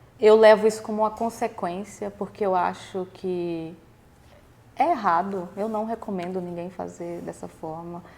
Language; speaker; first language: Portuguese; native; Portuguese